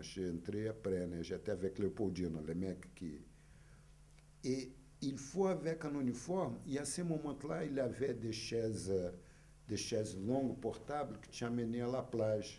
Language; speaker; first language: French; non-native, fluent; Portuguese